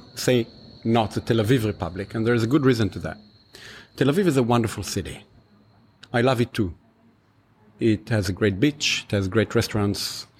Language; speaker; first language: English; non-native, fluent; Hebrew